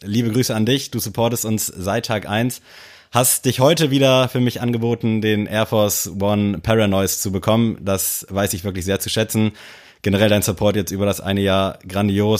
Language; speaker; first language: German; native; German